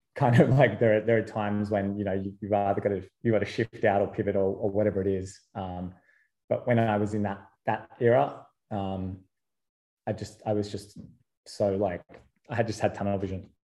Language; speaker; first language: English; native; English